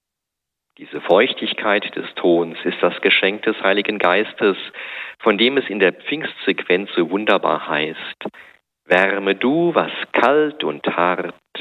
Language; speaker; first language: German; native; German